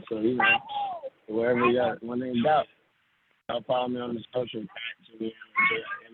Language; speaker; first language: English; native; English